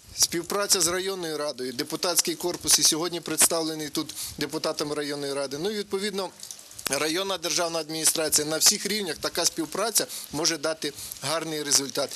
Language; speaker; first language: Ukrainian; native; Ukrainian